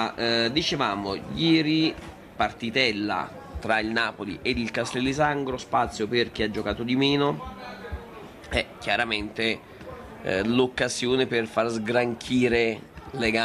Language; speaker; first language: Italian; native; Italian